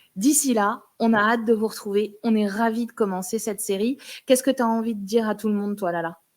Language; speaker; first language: French; native; French